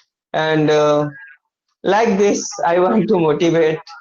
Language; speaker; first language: English; non-native, learner; Hindi